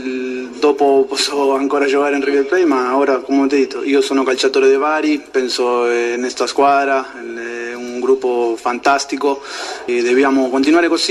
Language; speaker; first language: Italian; non-native, learner; Spanish